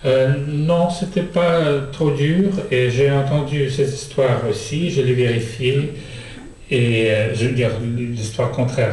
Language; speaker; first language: French; non-native, fluent; Russian